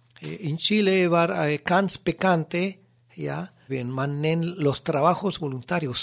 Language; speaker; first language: German; non-native, learner; Spanish